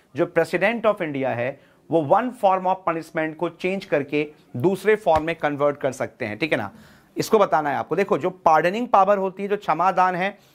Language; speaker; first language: Hindi; native; Hindi